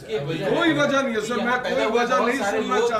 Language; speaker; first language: Hindi; early bilingual, other home language; English